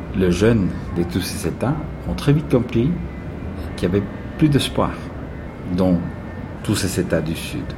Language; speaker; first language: French; non-native, fluent; Spanish